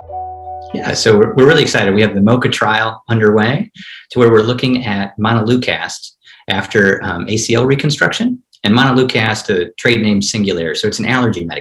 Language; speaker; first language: English; native; English